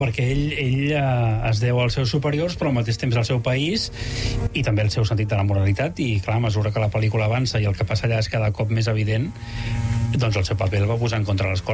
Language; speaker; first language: Catalan; native; Catalan